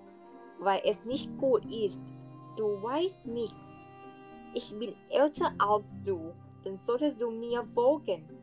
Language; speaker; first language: German; non-native, learner; Thai